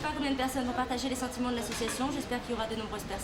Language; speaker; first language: French; native; French